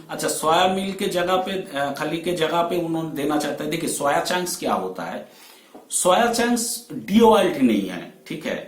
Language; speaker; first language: Hindi; non-native, local second language; Bangla